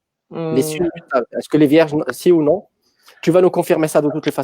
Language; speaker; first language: French; native; French